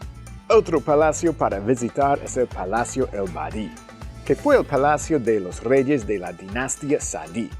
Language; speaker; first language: Spanish; non-native, fluent; English